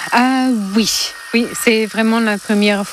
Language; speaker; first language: French; non-native, learner; German